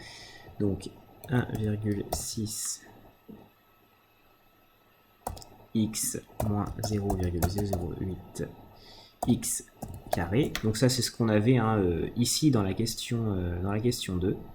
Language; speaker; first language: French; native; French